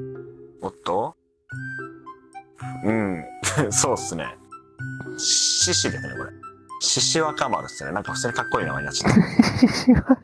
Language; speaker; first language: Japanese; native; Japanese